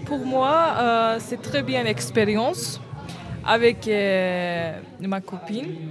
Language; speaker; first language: French; non-native, learner; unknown